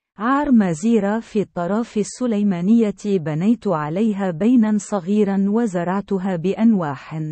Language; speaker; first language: Arabic; non-native, local second language; Central Kurdish